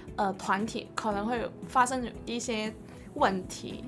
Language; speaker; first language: Chinese; non-native, local second language; Cantonese